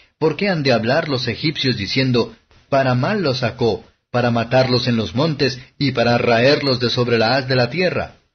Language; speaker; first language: Spanish; non-native, fluent; Portuguese